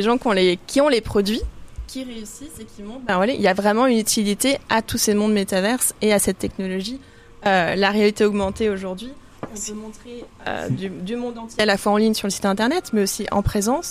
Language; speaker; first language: French; native; French